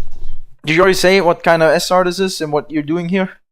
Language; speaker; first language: English; non-native, fluent; German